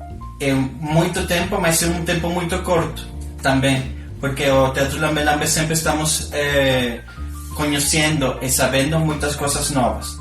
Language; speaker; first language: Portuguese; non-native, learner; Spanish